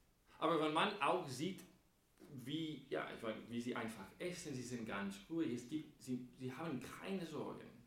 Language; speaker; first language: German; non-native, fluent; English